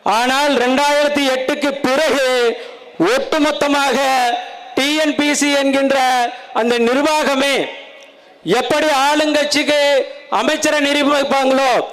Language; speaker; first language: Tamil; native; Tamil